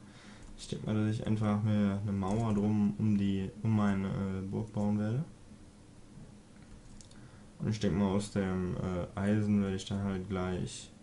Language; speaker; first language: German; native; German